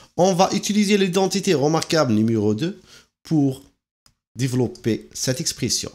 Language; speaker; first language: French; non-native, local second language; Arabic